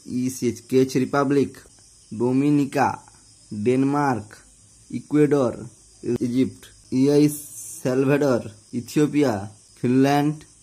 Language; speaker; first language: English; non-native, local second language; Hindi